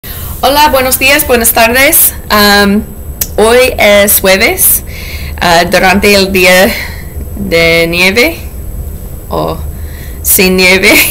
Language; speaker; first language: Spanish; non-native, learner; English